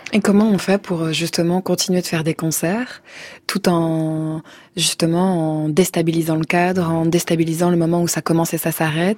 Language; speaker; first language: French; native; French